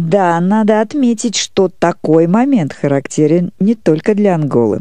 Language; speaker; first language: Russian; native; Russian